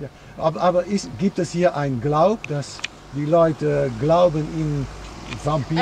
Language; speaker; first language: German; non-native, fluent; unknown